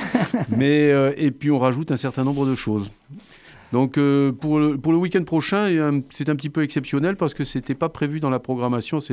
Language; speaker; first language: French; native; French